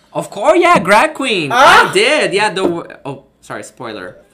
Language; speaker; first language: English; non-native, fluent; Portuguese